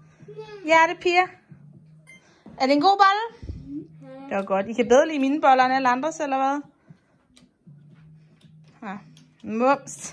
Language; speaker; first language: Danish; native; Danish